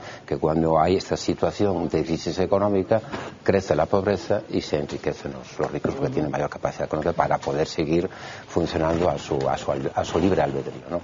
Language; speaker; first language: Spanish; native; Spanish